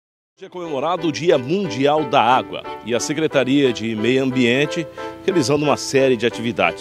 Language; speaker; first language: Portuguese; native; Portuguese